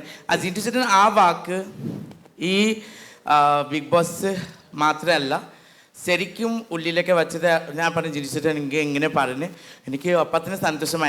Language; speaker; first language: Malayalam; non-native, local second language; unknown